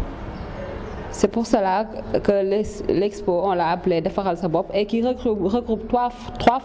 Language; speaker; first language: French; non-native, local second language; Wolof